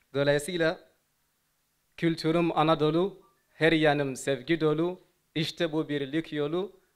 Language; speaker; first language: Turkish; non-native, fluent; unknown